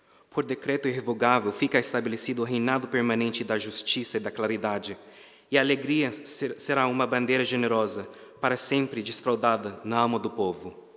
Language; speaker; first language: Portuguese; non-native, fluent; English